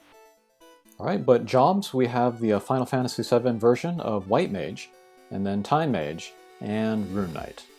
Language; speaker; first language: English; native; English